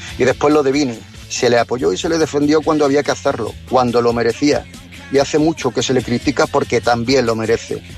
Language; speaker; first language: Spanish; native; Spanish